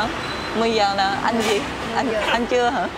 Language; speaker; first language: Vietnamese; non-native, learner; Japanese